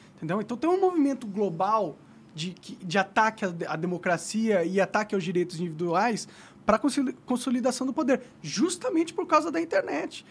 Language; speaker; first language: Portuguese; native; Portuguese